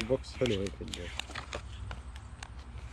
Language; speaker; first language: Arabic; native; Arabic